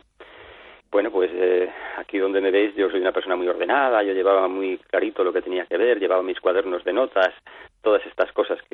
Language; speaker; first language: Spanish; native; Spanish